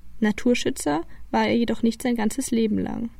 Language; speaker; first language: German; native; German